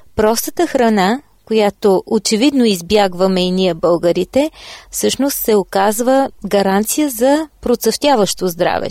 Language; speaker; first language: Bulgarian; native; Bulgarian